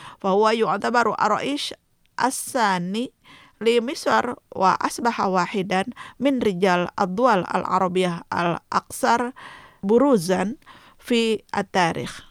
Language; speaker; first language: Arabic; non-native, fluent; Indonesian